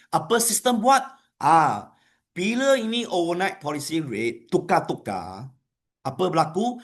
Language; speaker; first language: Malay; non-native, local second language; Chinese